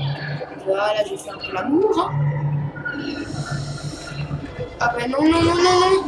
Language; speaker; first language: French; native; French